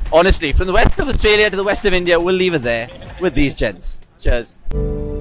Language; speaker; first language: English; non-native, local second language; Hindi